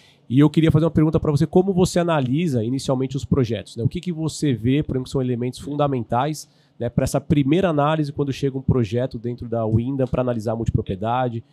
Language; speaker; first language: Portuguese; native; Portuguese